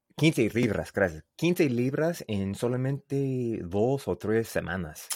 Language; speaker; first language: Spanish; non-native, learner; English